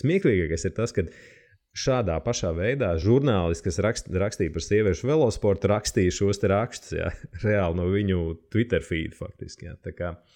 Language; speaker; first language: Latvian; native; Latvian